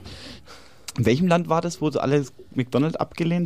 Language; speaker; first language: German; native; German